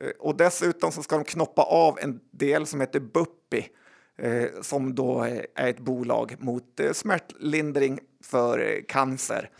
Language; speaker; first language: Swedish; native; Swedish